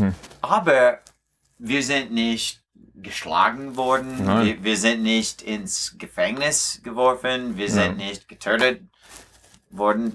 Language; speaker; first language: German; non-native, learner; English